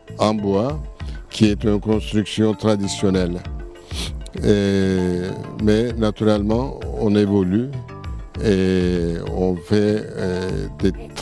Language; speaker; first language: French; non-native, fluent; Turkish